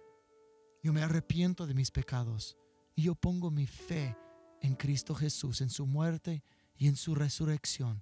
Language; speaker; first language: Spanish; non-native, fluent; English